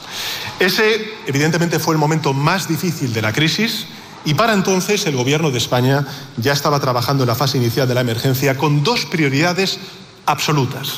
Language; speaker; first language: Spanish; native; Spanish